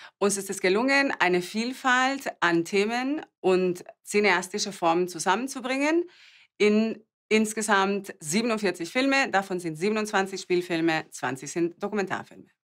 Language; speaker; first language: German; non-native, fluent; Spanish